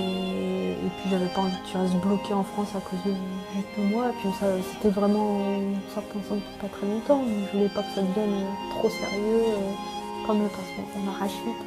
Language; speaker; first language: French; native; French